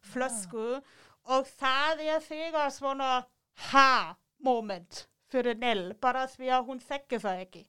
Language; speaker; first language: Icelandic; non-native, fluent; German